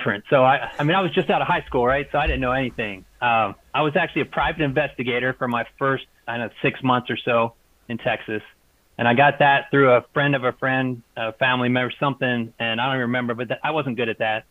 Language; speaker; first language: English; native; English